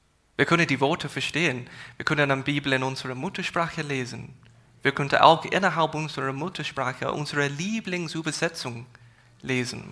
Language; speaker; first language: German; non-native, fluent; English